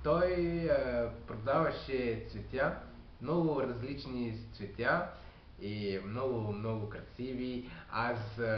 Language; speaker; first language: Bulgarian; non-native, learner; French